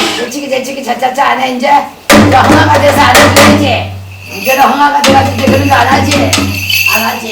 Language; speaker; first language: Korean; native; Korean